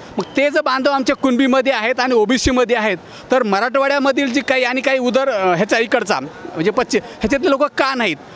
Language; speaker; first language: Marathi; native; Marathi